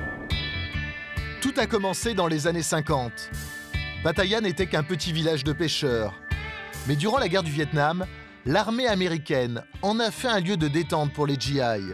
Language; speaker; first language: French; native; French